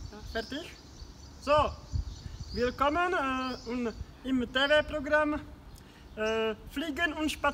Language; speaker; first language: German; non-native, learner; Czech